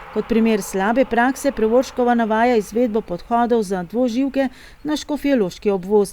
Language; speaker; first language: Slovenian; native; Slovenian